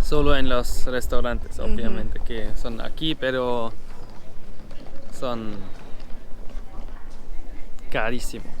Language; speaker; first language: Spanish; non-native, fluent; German